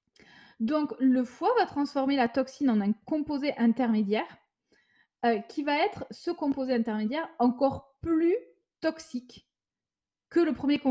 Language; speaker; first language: French; native; French